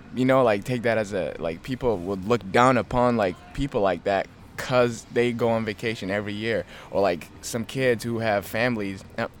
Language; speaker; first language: English; early bilingual, other home language; Amharic